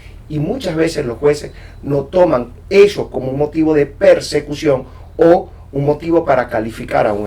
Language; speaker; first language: Spanish; native; Spanish